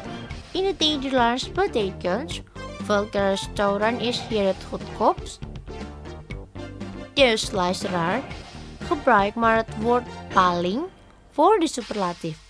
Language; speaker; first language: Dutch; non-native, fluent; Indonesian